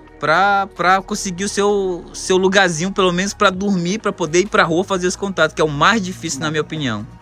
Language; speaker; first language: Portuguese; native; Portuguese